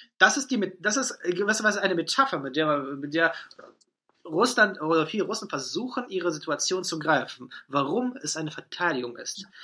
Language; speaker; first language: German; non-native, fluent; Russian